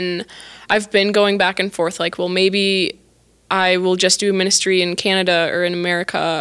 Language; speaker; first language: English; native; English